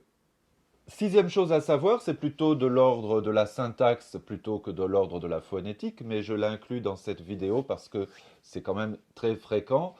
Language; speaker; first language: French; native; French